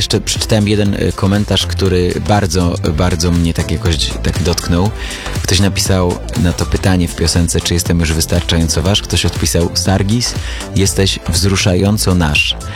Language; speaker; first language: Polish; early bilingual, other home language; Armenian